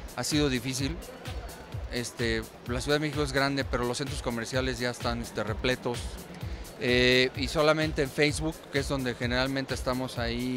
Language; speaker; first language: Spanish; native; Spanish